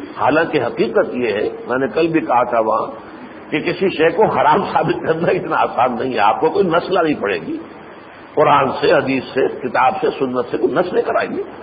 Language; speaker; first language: Urdu; native; Urdu